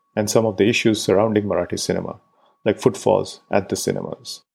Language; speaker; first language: English; non-native, local second language; Marathi